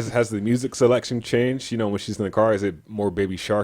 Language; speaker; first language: English; native; English